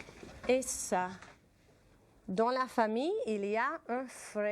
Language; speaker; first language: French; non-native, fluent; English